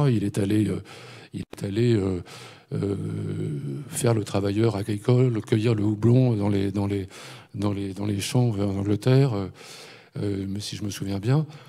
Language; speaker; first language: French; native; French